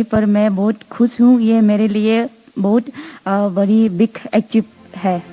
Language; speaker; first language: Hindi; non-native, local second language; Manipuri